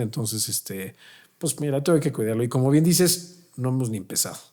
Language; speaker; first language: Spanish; native; Spanish